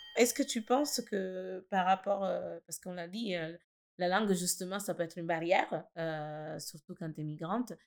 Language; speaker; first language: French; non-native, fluent; Italian